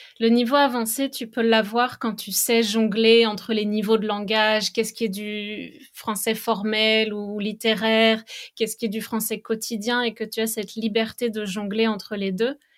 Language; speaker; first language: French; native; French